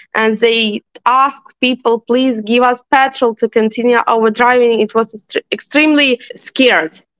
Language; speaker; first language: English; non-native, learner; Ukrainian